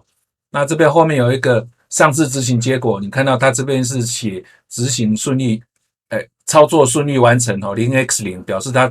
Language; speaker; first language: Chinese; native; Chinese